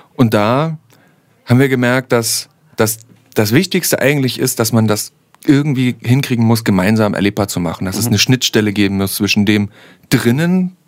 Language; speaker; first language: German; native; German